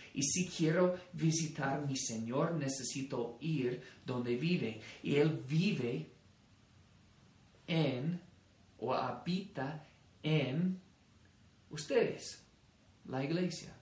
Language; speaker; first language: Spanish; non-native, fluent; English